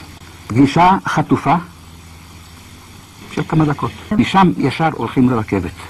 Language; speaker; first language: Hebrew; non-native, fluent; Hungarian